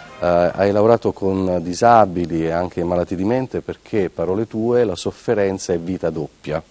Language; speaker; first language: Italian; native; Italian